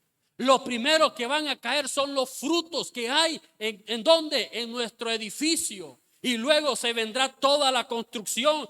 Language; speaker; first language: Spanish; native; Spanish